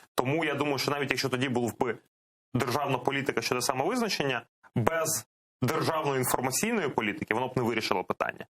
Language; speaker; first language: Ukrainian; non-native, local second language; Russian